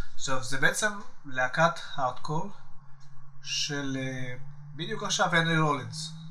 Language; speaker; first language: Hebrew; native; Hebrew